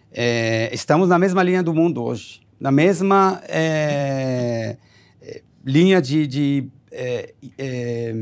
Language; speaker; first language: Portuguese; non-native, fluent; Hebrew